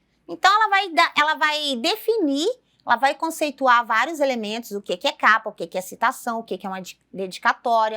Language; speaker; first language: Portuguese; native; Portuguese